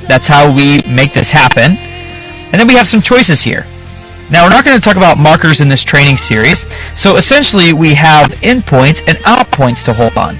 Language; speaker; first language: English; native; English